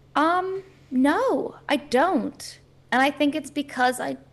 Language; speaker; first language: English; native; English